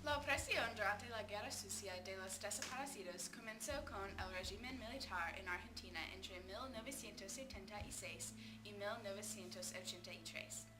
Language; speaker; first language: Spanish; non-native, learner; English